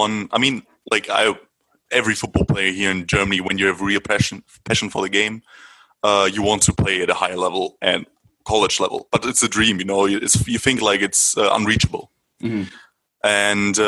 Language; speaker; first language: English; non-native, fluent; German